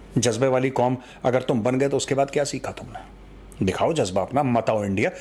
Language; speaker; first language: Hindi; native; Hindi